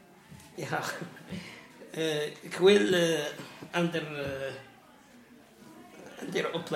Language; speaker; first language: Dutch; non-native, learner; Arabic